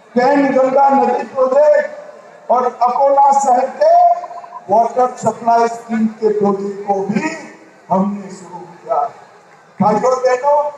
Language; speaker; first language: Hindi; non-native, local second language; Gujarati